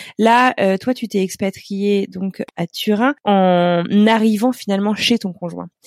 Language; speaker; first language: French; native; French